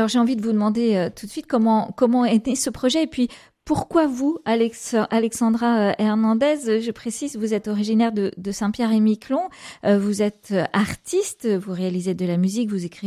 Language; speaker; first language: French; native; French